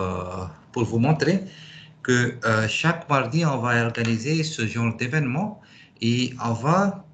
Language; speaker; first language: French; non-native, fluent; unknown